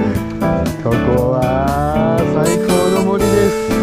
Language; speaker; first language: Japanese; native; Japanese